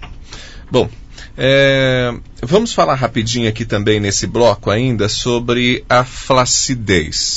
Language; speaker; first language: Portuguese; native; Portuguese